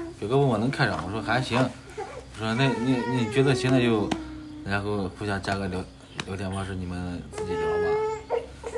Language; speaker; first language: Chinese; native; Chinese